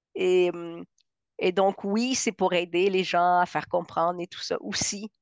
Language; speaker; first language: French; non-native, fluent; Spanish